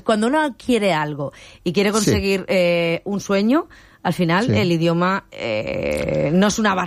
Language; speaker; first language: Spanish; native; Spanish